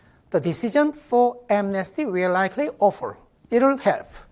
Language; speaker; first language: English; non-native, fluent; Korean